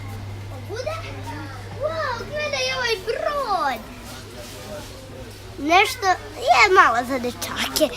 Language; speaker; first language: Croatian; early bilingual, heritage; Croatian